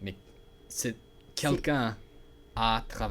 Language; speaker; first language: French; non-native, learner; English